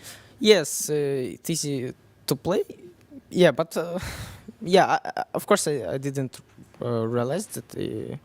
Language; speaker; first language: English; non-native, learner; Russian